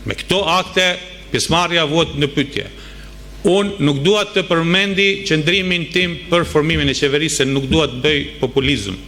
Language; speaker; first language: Albanian; native; Albanian